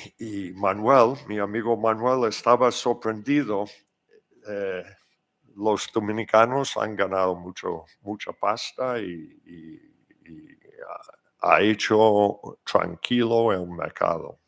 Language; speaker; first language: Spanish; non-native, fluent; English